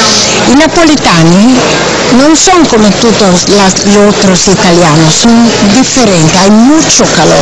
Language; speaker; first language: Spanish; non-native, learner; Italian